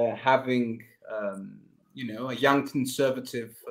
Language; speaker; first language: English; non-native, fluent; Greek